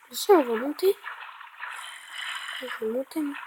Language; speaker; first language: French; native; French